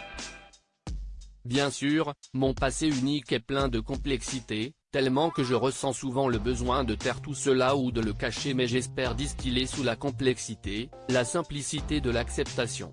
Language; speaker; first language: French; native; French